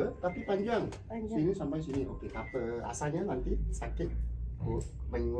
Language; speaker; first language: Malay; non-native, local second language; Cantonese